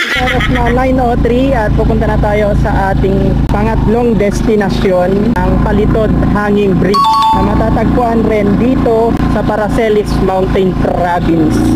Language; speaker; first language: Filipino; non-native, local second language; Iloko